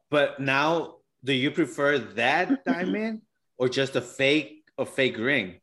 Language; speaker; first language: English; early bilingual, other home language; Spanish